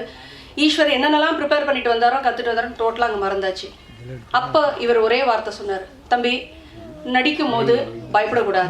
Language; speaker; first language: Tamil; native; Tamil